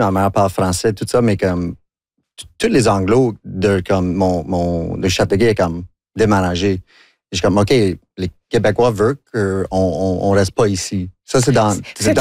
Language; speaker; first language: French; non-native, local second language; English